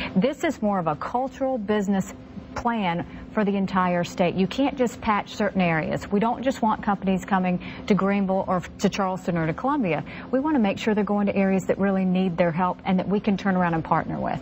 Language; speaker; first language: English; native; English